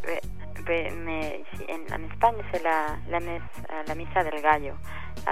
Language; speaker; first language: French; non-native, learner; Spanish